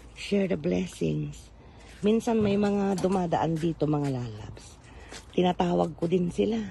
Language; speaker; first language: Filipino; non-native, local second language; Iloko